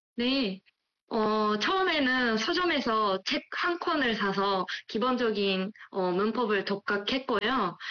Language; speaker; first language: Korean; non-native, fluent; Japanese